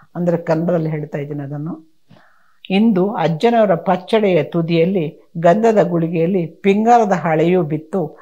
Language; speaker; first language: Kannada; non-native, local second language; Tulu